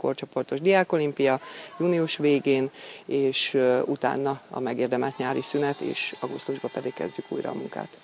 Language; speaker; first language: Hungarian; native; Hungarian